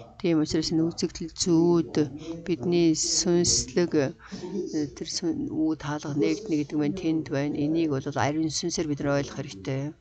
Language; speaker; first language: Mongolian; non-native, fluent; Korean